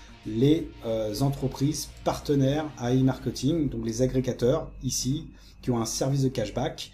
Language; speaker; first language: French; native; French